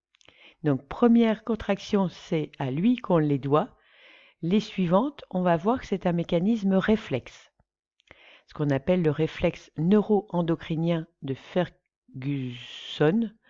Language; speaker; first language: French; native; French